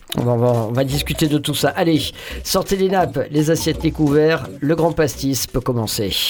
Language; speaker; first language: French; native; French